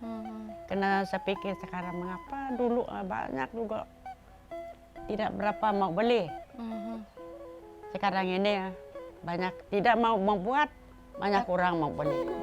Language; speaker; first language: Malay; non-native, local second language; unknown